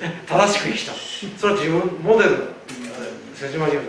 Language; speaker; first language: Japanese; native; Japanese